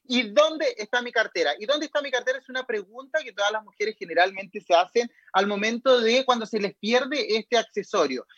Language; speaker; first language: Spanish; native; Spanish